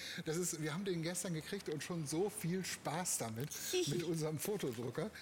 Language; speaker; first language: German; native; German